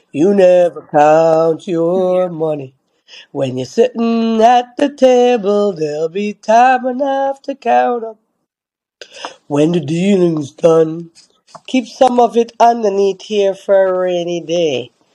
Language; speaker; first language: English; native; English